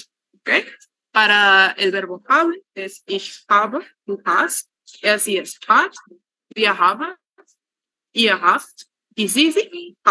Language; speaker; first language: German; non-native, learner; Spanish